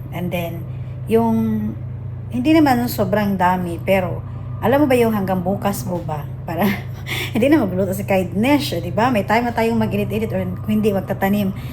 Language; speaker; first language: Filipino; non-native, local second language; Hiligaynon